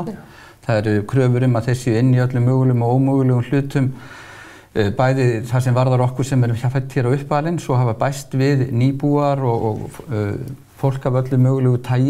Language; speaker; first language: Icelandic; native; Icelandic